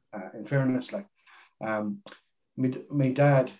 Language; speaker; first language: English; native; English